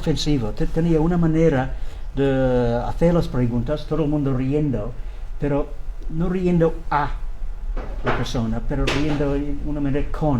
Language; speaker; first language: Spanish; non-native, learner; English